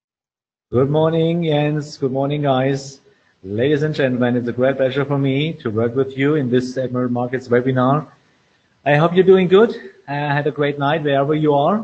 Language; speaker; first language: English; non-native, fluent; German